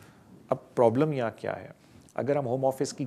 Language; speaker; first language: Urdu; native; Urdu